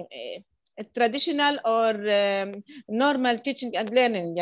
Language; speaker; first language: English; non-native, learner; Arabic